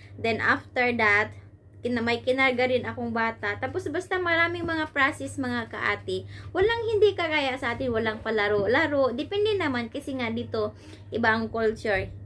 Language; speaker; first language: Filipino; non-native, local second language; Cebuano